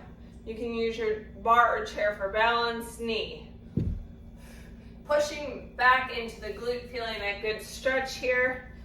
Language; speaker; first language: English; native; English